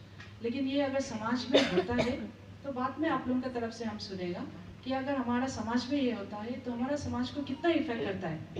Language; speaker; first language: Hindi; non-native, local second language; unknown